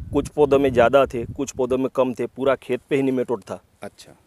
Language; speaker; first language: Hindi; non-native, local second language; Gujarati